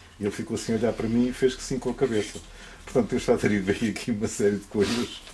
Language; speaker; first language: Portuguese; native; Portuguese